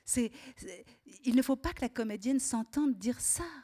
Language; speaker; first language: French; native; French